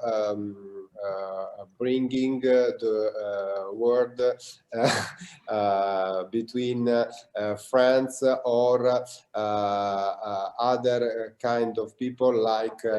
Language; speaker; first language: English; non-native, learner; Italian